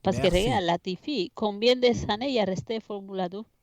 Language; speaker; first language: French; non-native, fluent; Spanish